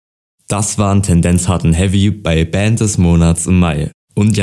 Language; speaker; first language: German; native; German